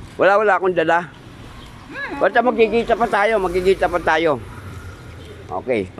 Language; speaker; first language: Filipino; non-native, local second language; Waray